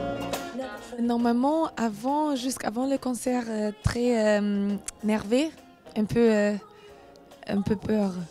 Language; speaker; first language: French; non-native, learner; German